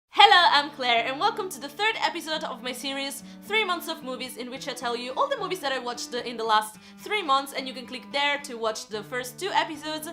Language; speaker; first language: English; non-native, fluent; Italian